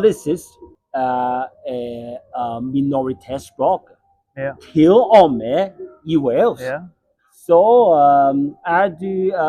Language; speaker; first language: Norwegian; non-native, learner; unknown